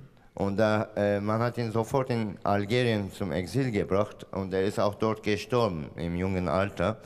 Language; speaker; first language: German; non-native, fluent; Turkish